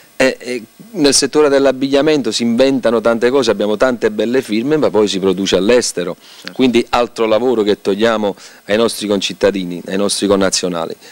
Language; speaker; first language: Italian; native; Italian